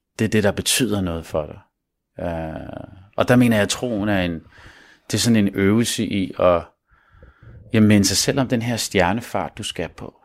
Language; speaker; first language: Danish; early bilingual, other home language; Arabic